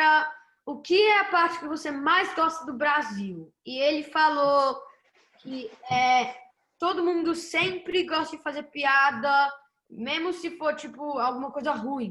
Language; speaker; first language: Portuguese; early bilingual, heritage; Portuguese